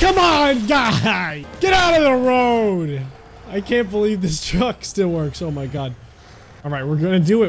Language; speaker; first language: English; native; English